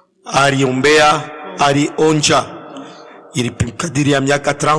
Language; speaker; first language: Swahili; native; Swahili